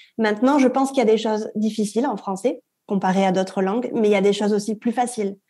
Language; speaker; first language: French; native; French